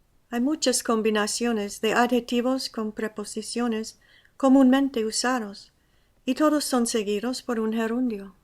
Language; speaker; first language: Spanish; non-native, fluent; English